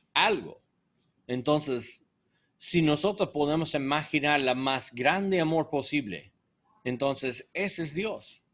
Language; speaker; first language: Spanish; non-native, learner; English